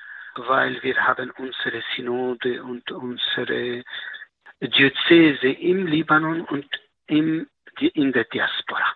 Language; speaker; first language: German; non-native, learner; Arabic